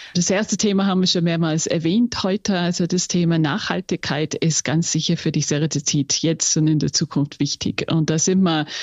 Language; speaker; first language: German; non-native, fluent; English